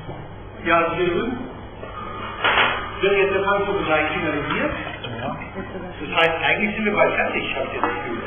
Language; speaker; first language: German; native; German